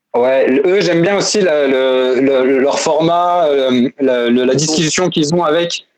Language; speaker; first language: French; native; French